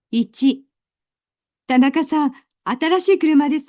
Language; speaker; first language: Japanese; non-native, learner; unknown